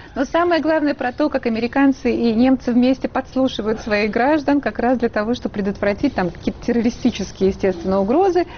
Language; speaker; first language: Russian; native; Russian